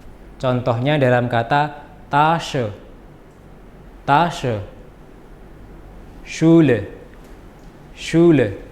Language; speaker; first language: German; non-native, fluent; Indonesian